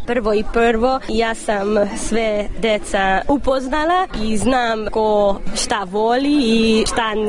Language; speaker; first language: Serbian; non-native, local second language; Hungarian